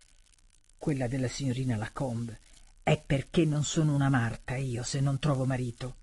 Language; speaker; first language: Italian; native; Italian